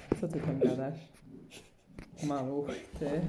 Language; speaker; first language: Polish; non-native, learner; English